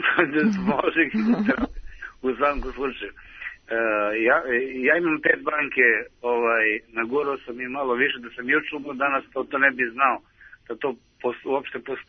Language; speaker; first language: Serbian; native; Serbian